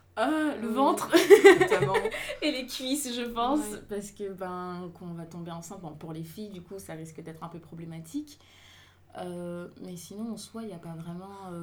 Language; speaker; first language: French; native; French